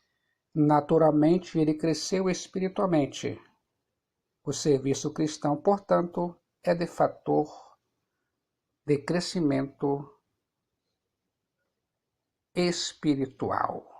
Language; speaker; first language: Portuguese; native; Portuguese